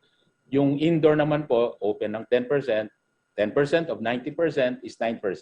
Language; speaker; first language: Filipino; native; Filipino